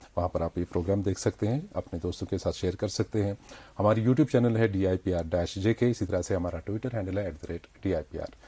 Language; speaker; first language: Hindi; non-native, local second language; Kashmiri